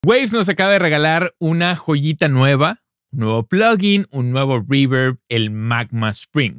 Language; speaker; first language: Spanish; native; Spanish